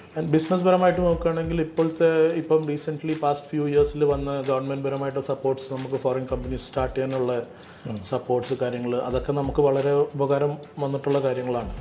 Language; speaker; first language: Malayalam; early bilingual, heritage; Malayalam